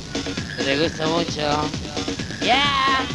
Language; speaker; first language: Spanish; non-native, learner; Italian